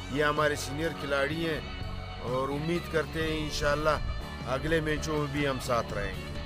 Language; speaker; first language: Urdu; non-native, local second language; Pashto